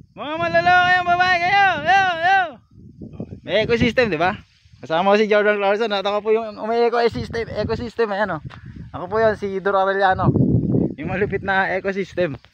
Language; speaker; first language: Filipino; native; Filipino